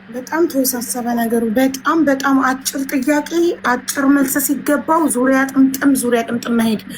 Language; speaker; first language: Amharic; native; Amharic